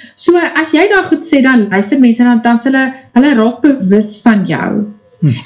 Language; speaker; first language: Afrikaans; native; Afrikaans